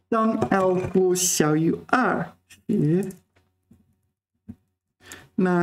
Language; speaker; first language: Chinese; non-native, fluent; English